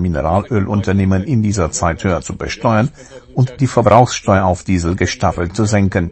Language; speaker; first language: German; native; German